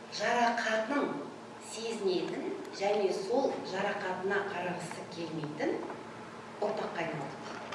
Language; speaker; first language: Kazakh; non-native, local second language; Russian